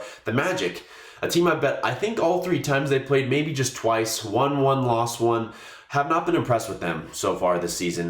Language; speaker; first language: English; native; English